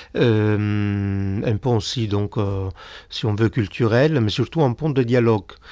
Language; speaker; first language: French; non-native, fluent; Italian